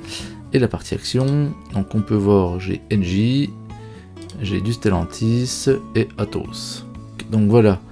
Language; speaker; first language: French; native; French